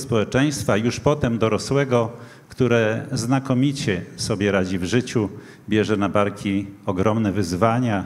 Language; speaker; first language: Polish; native; Polish